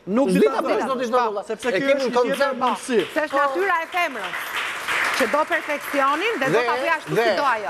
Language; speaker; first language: Albanian; native; Albanian